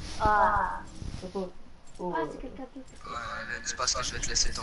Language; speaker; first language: French; native; French